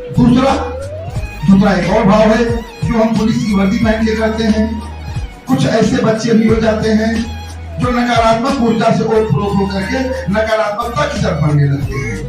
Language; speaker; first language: Hindi; native; Hindi